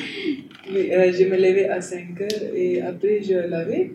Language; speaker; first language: French; non-native, learner; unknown